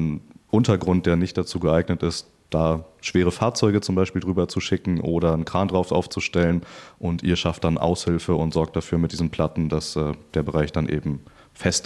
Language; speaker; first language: German; native; German